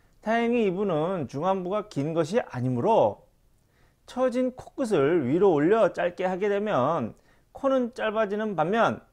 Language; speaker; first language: Korean; native; Korean